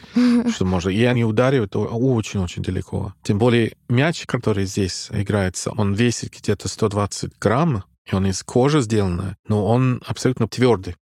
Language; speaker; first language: Russian; non-native, fluent; English